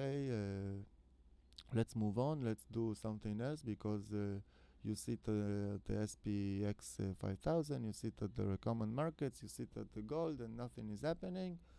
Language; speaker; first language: English; non-native, fluent; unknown